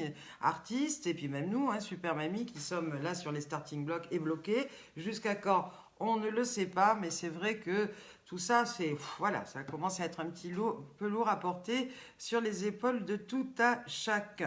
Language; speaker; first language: French; native; French